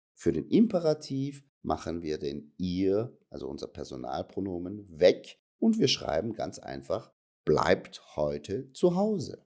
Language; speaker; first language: German; native; German